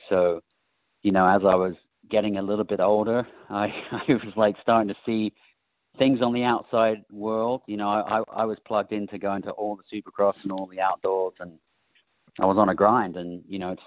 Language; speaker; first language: English; native; English